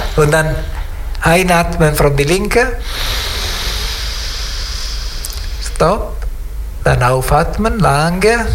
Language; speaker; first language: German; non-native, learner; Italian